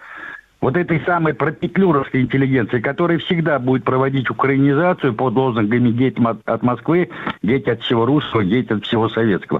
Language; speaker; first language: Russian; native; Russian